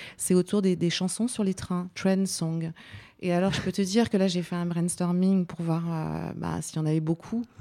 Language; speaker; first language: French; native; French